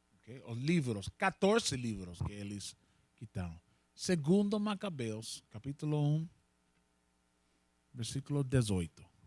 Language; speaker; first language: Portuguese; non-native, learner; Spanish